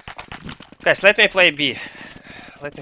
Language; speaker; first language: English; non-native, local second language; Russian